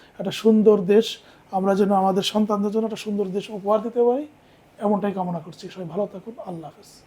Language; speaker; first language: Bangla; native; Bangla